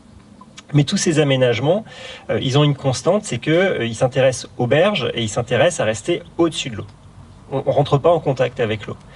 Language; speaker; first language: French; native; French